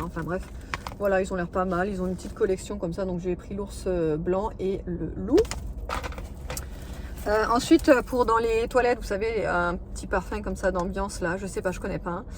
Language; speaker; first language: French; native; French